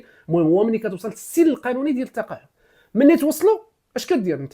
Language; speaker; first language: Arabic; native; Arabic